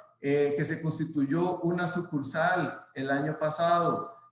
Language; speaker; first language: Spanish; native; Spanish